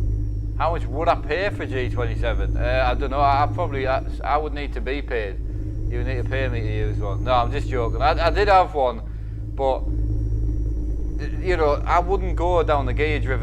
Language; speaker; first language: English; native; English